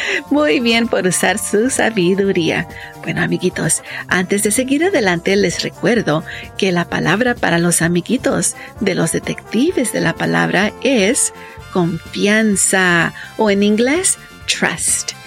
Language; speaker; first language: Spanish; native; Spanish